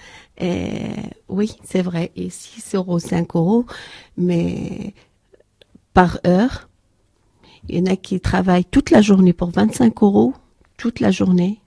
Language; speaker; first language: French; non-native, learner; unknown